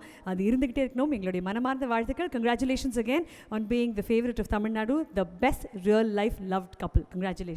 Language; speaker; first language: Tamil; native; Tamil